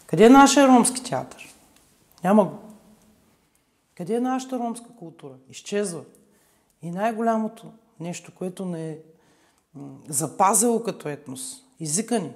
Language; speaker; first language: Bulgarian; non-native, local second language; Romany